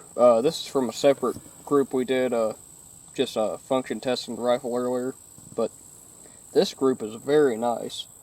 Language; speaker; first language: English; native; English